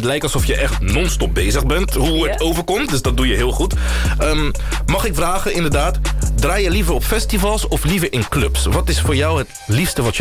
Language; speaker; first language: Dutch; native; Dutch